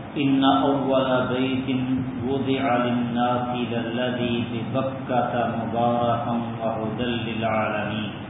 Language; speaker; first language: Urdu; non-native, local second language; Punjabi